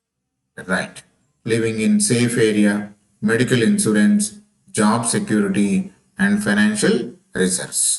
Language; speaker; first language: English; non-native, local second language; Telugu